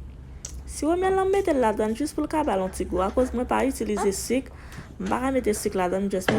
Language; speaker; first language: French; non-native, learner; Haitian Creole